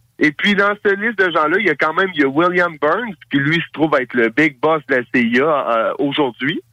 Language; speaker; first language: French; native; French